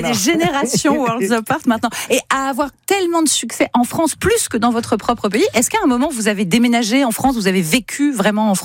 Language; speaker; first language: French; native; French